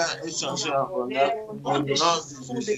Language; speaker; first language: French; non-native, local second language; Lingala